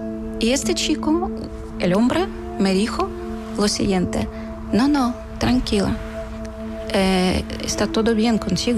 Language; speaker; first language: Spanish; non-native, learner; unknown